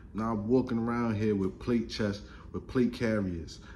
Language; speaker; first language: English; native; English